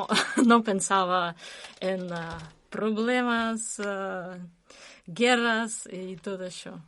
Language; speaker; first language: Catalan; non-native, learner; Russian